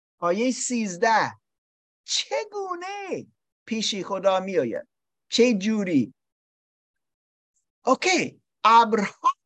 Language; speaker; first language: Persian; non-native, learner; English